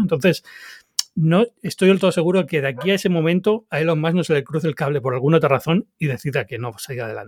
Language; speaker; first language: Spanish; native; Spanish